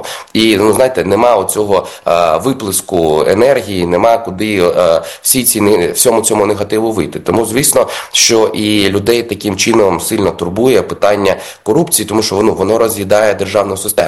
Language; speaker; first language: Ukrainian; native; Ukrainian